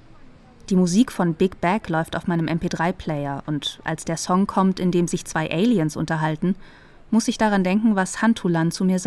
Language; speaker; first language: German; native; German